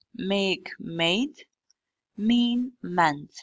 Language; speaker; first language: English; non-native, fluent; Albanian